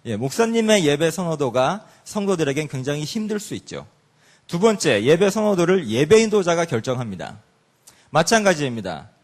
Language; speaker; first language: Korean; early bilingual, other home language; English